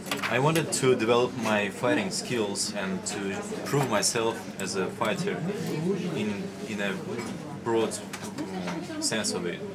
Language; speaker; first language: English; non-native, fluent; Russian